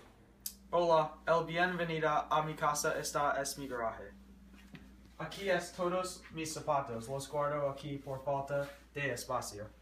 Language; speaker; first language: Spanish; non-native, learner; English